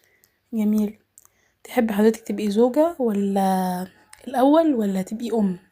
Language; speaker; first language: Arabic; native; Arabic